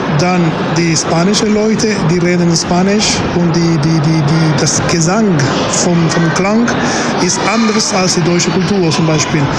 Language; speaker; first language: German; non-native, fluent; Spanish